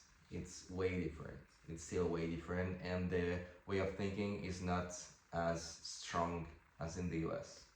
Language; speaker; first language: English; non-native, fluent; French